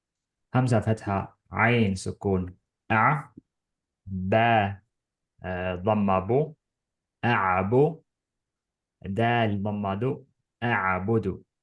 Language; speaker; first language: Arabic; non-native, fluent; Estonian